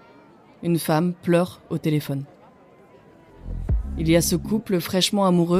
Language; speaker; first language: French; native; French